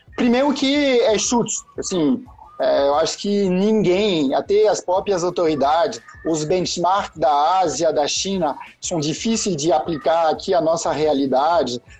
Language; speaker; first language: Portuguese; non-native, fluent; French